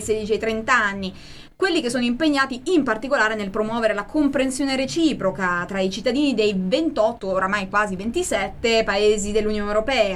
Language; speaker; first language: Italian; native; Italian